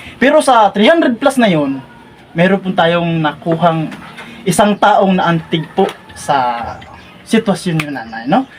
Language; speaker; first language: Filipino; non-native, local second language; Waray